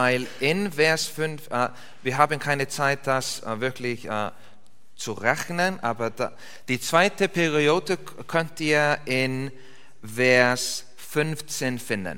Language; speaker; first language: German; non-native, learner; Icelandic